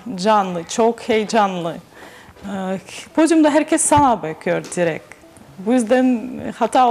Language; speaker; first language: Turkish; non-native, learner; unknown